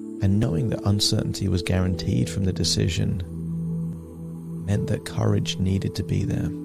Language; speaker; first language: English; native; English